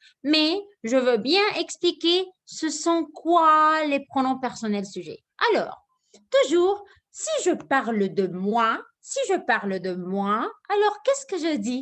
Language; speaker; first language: French; non-native, fluent; Arabic